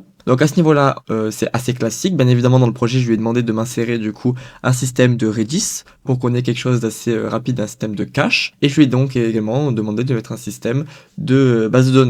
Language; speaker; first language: French; native; French